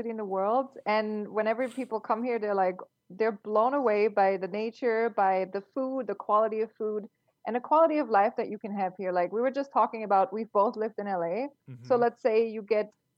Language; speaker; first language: English; non-native, fluent; German